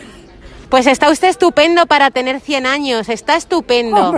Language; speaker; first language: Spanish; native; Spanish